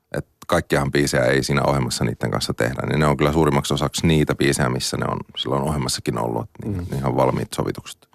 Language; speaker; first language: Finnish; native; Finnish